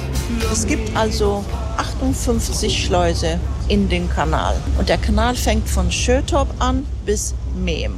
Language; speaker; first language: German; non-native, fluent; Swedish